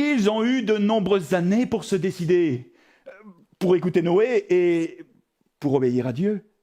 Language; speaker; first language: French; native; French